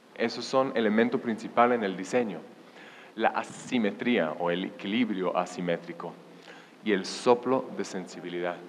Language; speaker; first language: Spanish; non-native, fluent; Hebrew